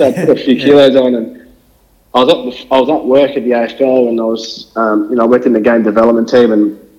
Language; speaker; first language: English; native; English